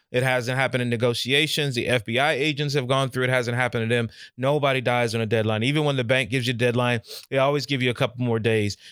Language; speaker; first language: English; native; English